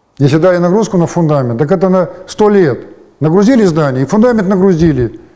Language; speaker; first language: Russian; native; Russian